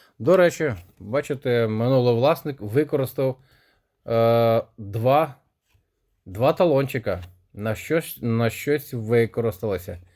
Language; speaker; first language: Ukrainian; non-native, local second language; Russian